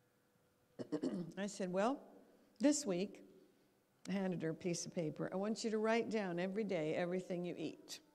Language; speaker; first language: English; native; English